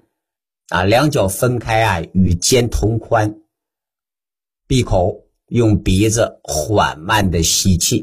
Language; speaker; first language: Chinese; native; Chinese